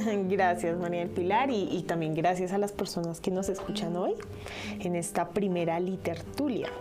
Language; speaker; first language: Spanish; native; Spanish